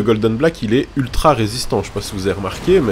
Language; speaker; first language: French; native; French